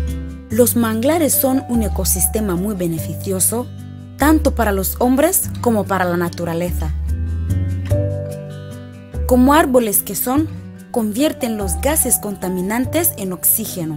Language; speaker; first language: Spanish; native; Spanish